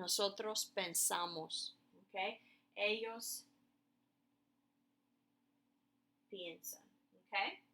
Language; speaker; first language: Spanish; non-native, fluent; English